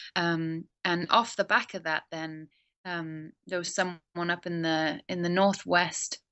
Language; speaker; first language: English; native; English